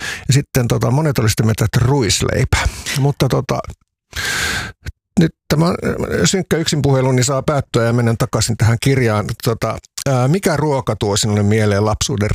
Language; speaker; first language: Finnish; native; Finnish